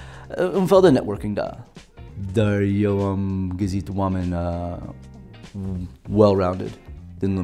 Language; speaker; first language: Romanian; non-native, learner; English